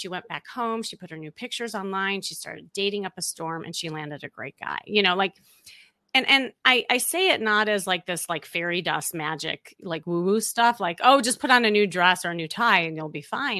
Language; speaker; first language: English; native; English